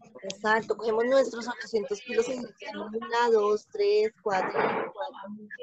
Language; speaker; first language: Spanish; native; Spanish